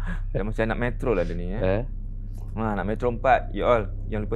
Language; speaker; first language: Malay; native; Malay